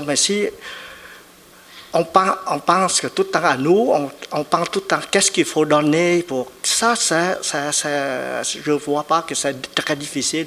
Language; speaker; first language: French; non-native, fluent; Vietnamese